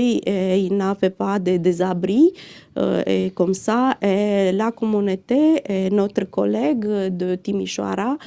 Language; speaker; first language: French; non-native, fluent; Romanian